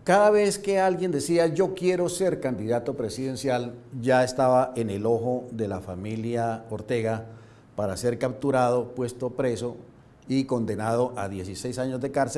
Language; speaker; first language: Spanish; native; Spanish